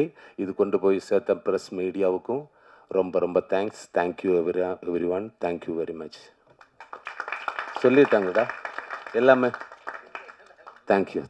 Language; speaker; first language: Tamil; non-native, learner; Malayalam